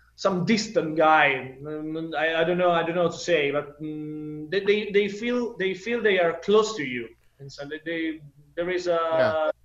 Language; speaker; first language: English; non-native, fluent; Italian